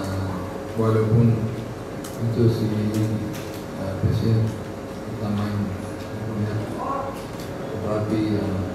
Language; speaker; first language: Indonesian; non-native, learner; Spanish